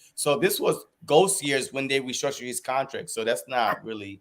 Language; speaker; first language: English; native; English